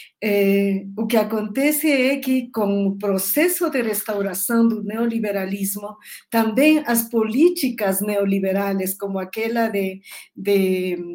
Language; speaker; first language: Portuguese; non-native, learner; Spanish